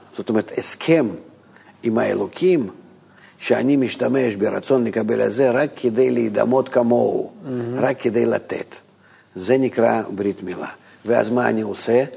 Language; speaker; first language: Hebrew; non-native, fluent; Russian